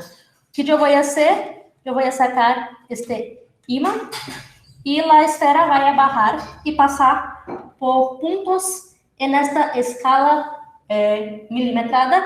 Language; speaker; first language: Spanish; non-native, fluent; Portuguese